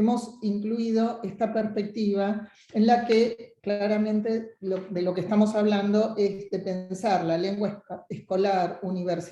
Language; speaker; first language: Spanish; native; Spanish